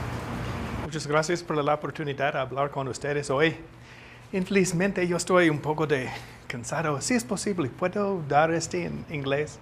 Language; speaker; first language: Spanish; non-native, learner; English